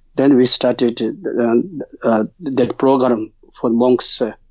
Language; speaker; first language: English; non-native, learner; Tibetan